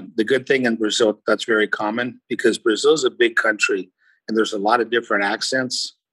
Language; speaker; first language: English; early bilingual, other home language; Portuguese